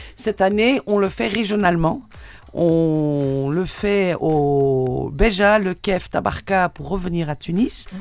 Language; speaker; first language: French; non-native, fluent; Dutch